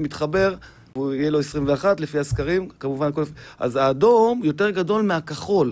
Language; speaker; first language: Hebrew; native; Hebrew